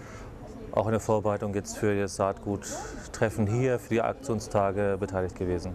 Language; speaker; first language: German; native; German